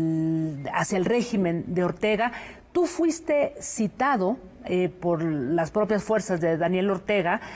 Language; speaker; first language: Spanish; native; Spanish